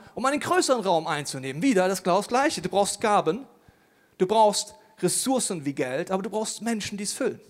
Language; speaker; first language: German; native; German